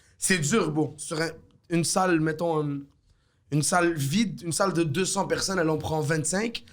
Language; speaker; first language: French; early bilingual, other home language; Arabic